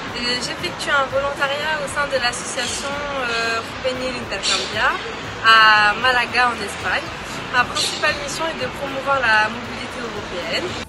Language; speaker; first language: French; native; French